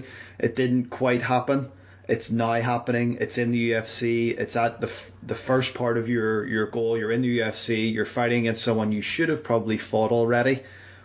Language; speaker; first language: English; native; English